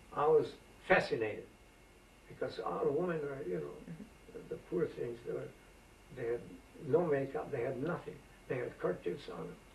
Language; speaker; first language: English; non-native, fluent; Greek